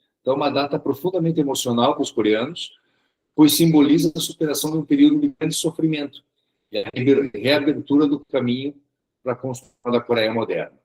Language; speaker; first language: Portuguese; early bilingual, other home language; Korean